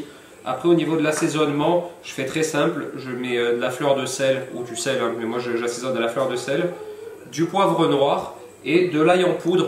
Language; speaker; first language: French; native; French